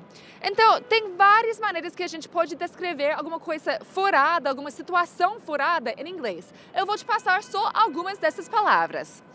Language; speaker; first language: Portuguese; non-native, fluent; English